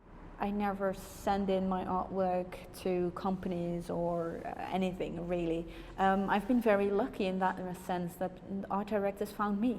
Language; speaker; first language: English; non-native, fluent; Dutch